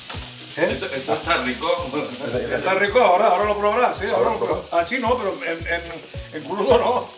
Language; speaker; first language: Spanish; native; Spanish